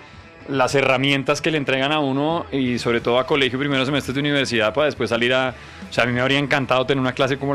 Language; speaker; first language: Spanish; native; Spanish